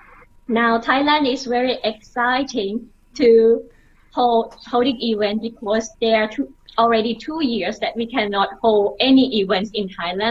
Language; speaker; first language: English; non-native, learner; Thai